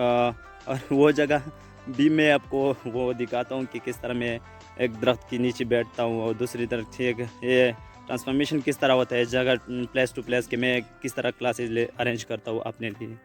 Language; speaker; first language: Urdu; non-native, local second language; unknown